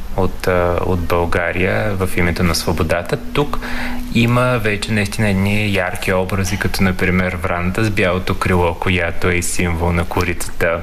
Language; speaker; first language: Bulgarian; native; Bulgarian